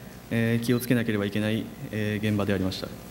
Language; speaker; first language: Japanese; native; Japanese